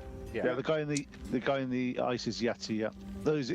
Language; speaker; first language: English; native; English